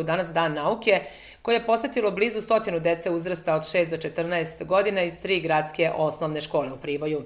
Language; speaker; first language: Bosnian; native; Bosnian